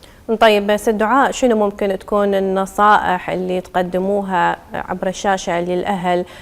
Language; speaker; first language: Arabic; native; Arabic